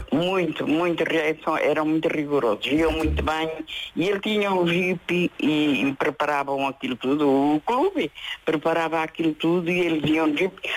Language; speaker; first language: Portuguese; native; Portuguese